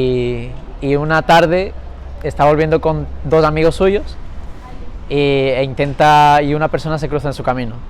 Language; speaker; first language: Spanish; early bilingual, other home language; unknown